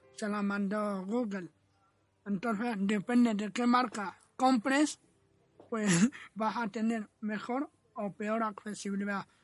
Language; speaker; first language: Spanish; non-native, fluent; Arabic